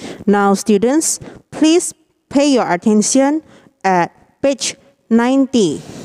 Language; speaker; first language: English; non-native, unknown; Indonesian